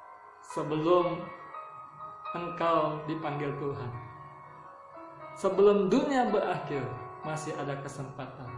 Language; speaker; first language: Indonesian; native; Indonesian